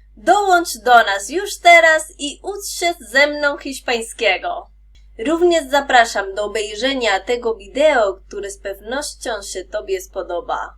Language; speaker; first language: Polish; non-native, fluent; Spanish